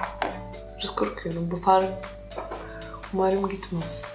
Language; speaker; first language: Turkish; non-native, fluent; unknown